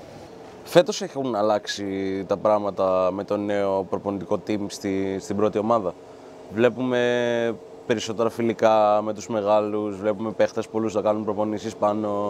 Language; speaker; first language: Greek; native; Greek